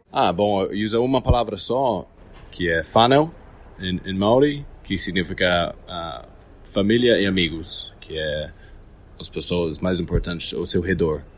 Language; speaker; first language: Portuguese; non-native, fluent; English